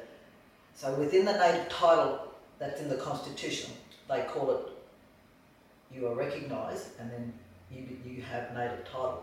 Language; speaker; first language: English; native; English